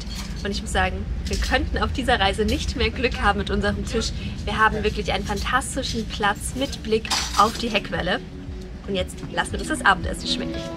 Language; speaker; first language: German; native; German